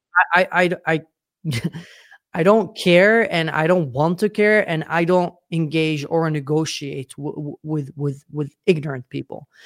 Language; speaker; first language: English; non-native, fluent; Arabic